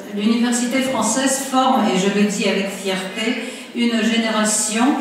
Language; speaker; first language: French; non-native, fluent; Armenian